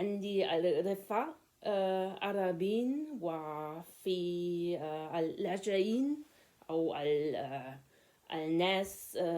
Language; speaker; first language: Arabic; non-native, learner; German